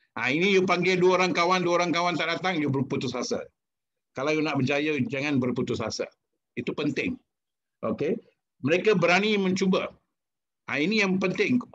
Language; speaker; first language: Malay; non-native, local second language; Tamil